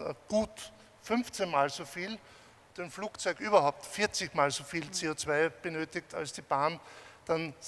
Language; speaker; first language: German; native; German